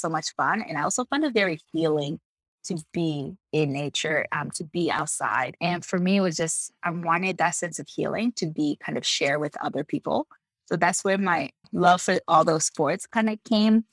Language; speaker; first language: English; non-native, fluent; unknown